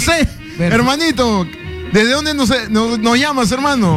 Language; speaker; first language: Spanish; native; Spanish